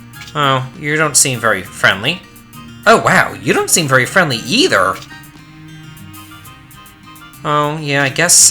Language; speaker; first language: English; native; English